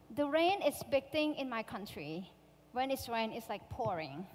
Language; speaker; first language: English; non-native, fluent; Thai